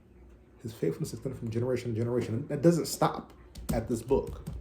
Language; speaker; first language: English; native; English